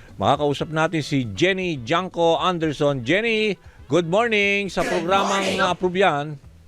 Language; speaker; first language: Filipino; native; Filipino